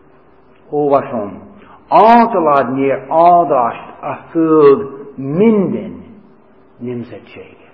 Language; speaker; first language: Hungarian; non-native, fluent; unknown